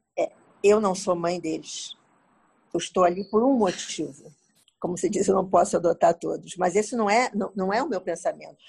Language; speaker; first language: Portuguese; native; Portuguese